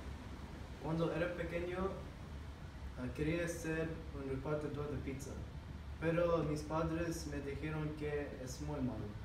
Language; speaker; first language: Spanish; non-native, learner; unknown